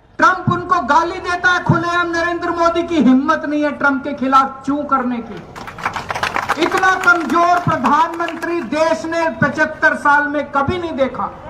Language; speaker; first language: Hindi; native; Hindi